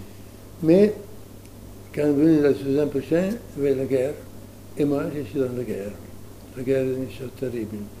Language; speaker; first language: French; non-native, learner; Italian